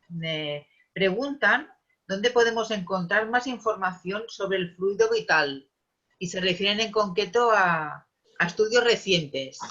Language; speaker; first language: Spanish; native; Spanish